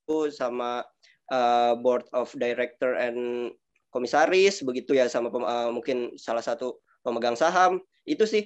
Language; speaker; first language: Indonesian; native; Indonesian